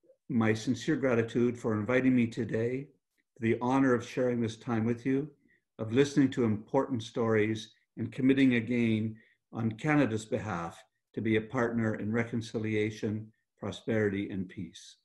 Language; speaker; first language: English; native; English